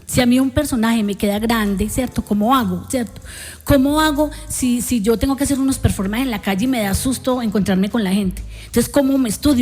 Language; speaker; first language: Spanish; native; Spanish